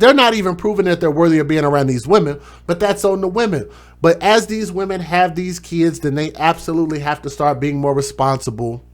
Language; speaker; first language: English; native; English